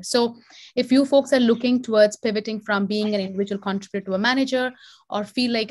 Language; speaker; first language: English; non-native, local second language; Telugu